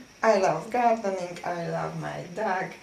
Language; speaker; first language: English; non-native, learner; Hungarian